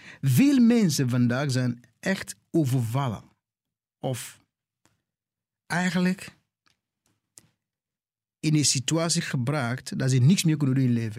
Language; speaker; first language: Dutch; non-native, fluent; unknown